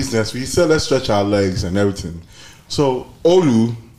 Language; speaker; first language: English; non-native, local second language; Yoruba